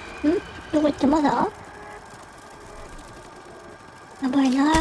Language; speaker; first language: Japanese; native; Japanese